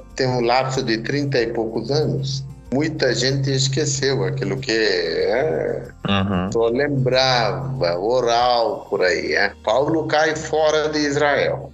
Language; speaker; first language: Portuguese; non-native, fluent; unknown